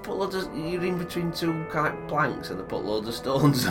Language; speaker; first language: English; native; English